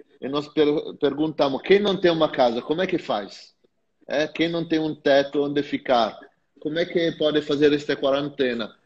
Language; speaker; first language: Portuguese; non-native, fluent; Italian